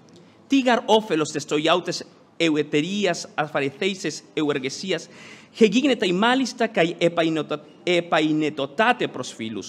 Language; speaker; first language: Greek; non-native, fluent; Spanish